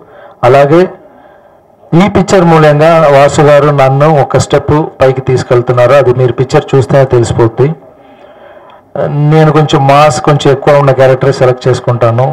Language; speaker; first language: Telugu; non-native, local second language; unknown